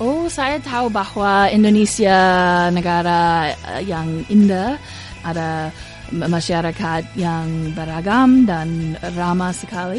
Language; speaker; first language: Indonesian; non-native, fluent; English